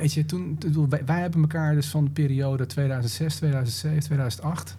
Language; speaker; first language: Dutch; native; Dutch